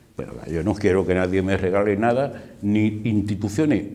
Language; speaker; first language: Spanish; native; Spanish